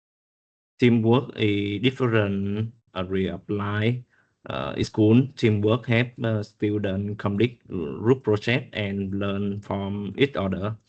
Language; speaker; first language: English; non-native, learner; Vietnamese